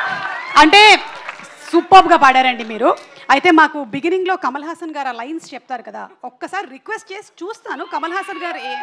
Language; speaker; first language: Telugu; native; Telugu